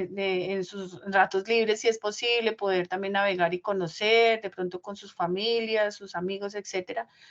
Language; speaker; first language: Spanish; native; Spanish